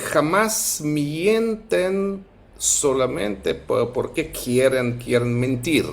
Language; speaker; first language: Spanish; non-native, fluent; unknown